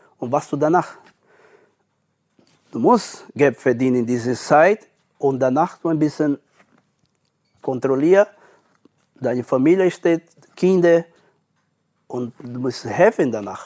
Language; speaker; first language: German; non-native, learner; Portuguese